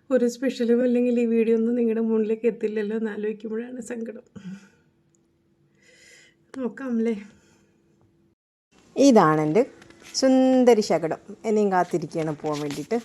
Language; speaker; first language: Malayalam; native; Malayalam